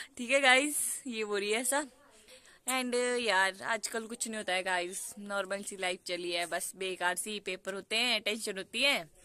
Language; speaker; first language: Hindi; non-native, local second language; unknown